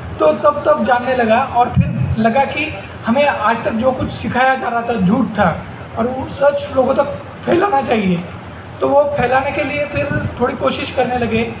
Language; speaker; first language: Hindi; non-native, local second language; Marathi